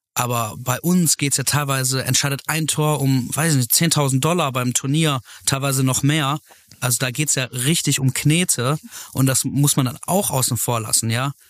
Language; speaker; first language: German; native; German